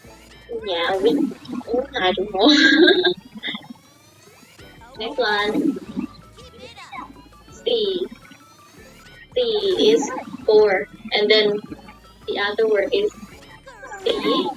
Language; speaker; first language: English; non-native, fluent; Thai